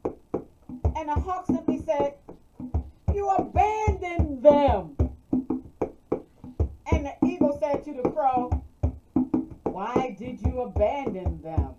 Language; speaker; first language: English; native; English